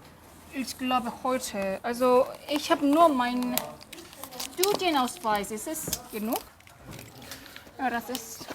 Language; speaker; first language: German; non-native, learner; Korean